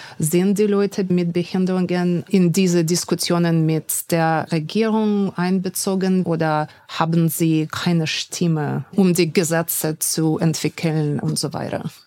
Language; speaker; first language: German; non-native, fluent; English